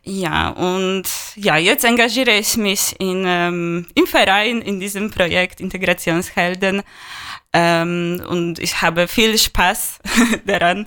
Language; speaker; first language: German; non-native, learner; Polish